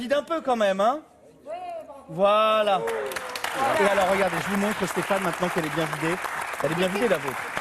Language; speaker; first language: French; native; French